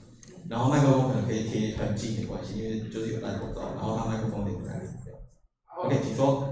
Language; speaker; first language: Chinese; native; Chinese